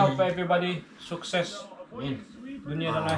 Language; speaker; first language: English; non-native, learner; Indonesian